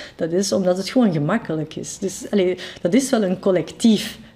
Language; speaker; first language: Dutch; non-native, fluent; French